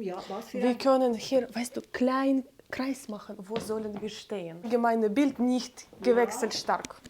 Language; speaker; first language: German; non-native, learner; Ukrainian